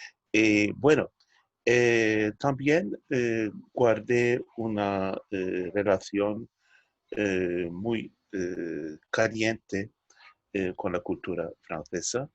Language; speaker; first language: Spanish; non-native, fluent; Turkish